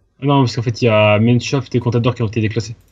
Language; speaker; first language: French; native; French